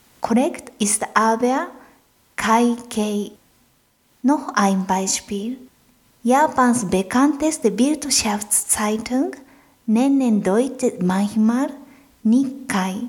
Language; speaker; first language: German; non-native, fluent; Japanese